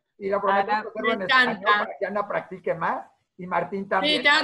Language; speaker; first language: Spanish; native; Spanish